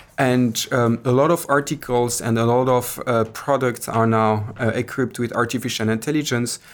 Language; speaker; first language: English; non-native, fluent; French